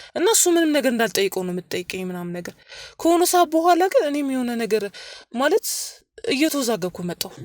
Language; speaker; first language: Amharic; native; Amharic